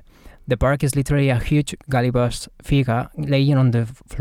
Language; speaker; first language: English; non-native, fluent; Spanish